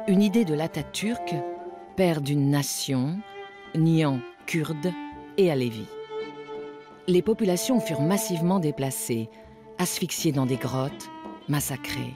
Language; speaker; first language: French; native; French